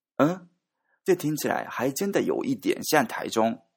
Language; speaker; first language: Chinese; non-native, learner; Japanese